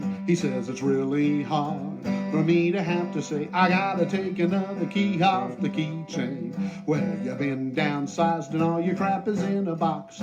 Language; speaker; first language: English; native; English